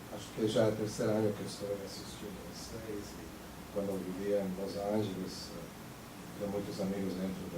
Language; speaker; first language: Portuguese; non-native, fluent; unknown